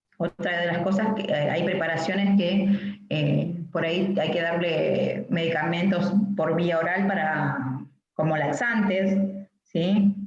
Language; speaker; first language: Spanish; native; Spanish